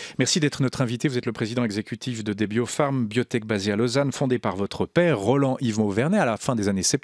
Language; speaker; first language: French; native; French